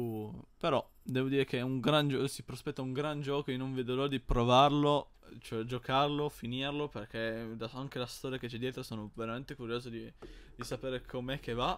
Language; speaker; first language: Italian; native; Italian